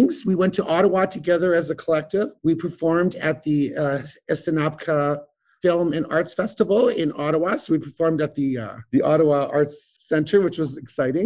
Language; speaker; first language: English; native; English